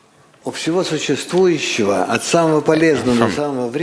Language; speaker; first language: Russian; native; Russian